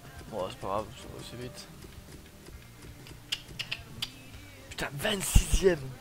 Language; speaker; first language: French; native; French